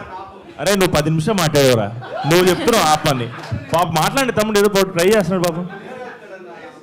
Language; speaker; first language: Telugu; native; Telugu